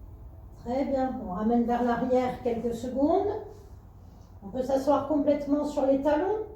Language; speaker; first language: French; native; French